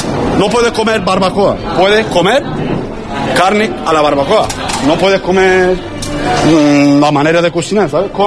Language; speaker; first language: Spanish; non-native, learner; Turkish